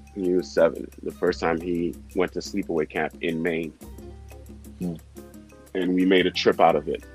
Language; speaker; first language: English; non-native, fluent; Haitian Creole